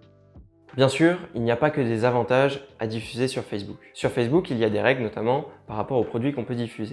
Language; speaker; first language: French; native; French